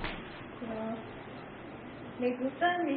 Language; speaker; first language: Spanish; non-native, learner; English